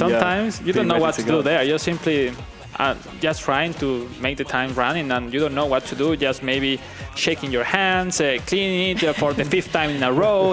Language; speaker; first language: English; non-native, fluent; Spanish